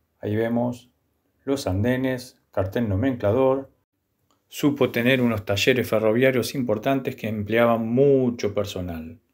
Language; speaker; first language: Spanish; native; Spanish